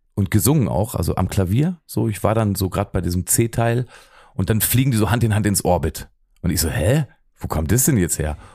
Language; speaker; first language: German; native; German